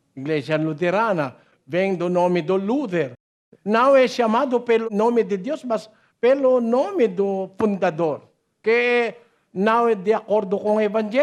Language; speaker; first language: Portuguese; non-native, learner; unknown